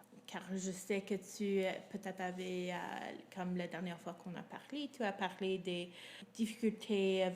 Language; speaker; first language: French; non-native, local second language; English